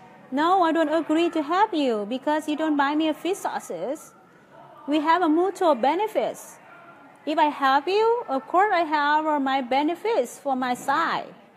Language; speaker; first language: English; non-native, fluent; Vietnamese